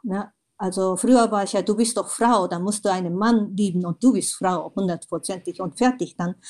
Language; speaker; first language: German; non-native, fluent; Japanese